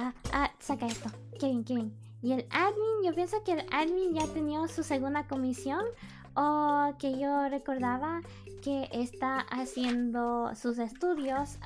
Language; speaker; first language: Spanish; early bilingual, heritage; Spanish